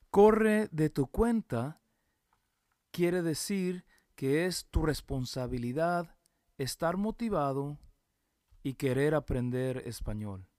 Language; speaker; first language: Spanish; early bilingual, heritage; Spanish